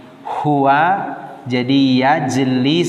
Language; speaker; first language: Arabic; non-native, fluent; Indonesian